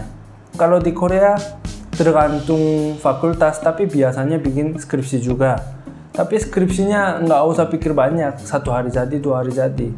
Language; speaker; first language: Indonesian; non-native, fluent; Korean